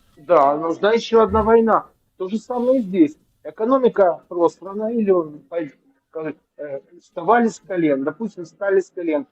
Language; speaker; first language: Russian; native; Russian